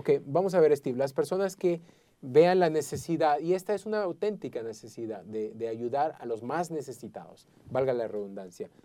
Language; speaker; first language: Spanish; native; Spanish